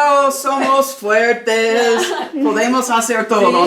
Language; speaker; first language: Spanish; non-native, fluent; English